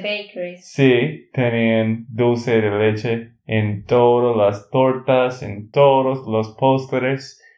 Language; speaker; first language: Spanish; non-native, learner; English